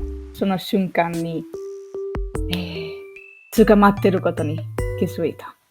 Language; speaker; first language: Japanese; non-native, fluent; English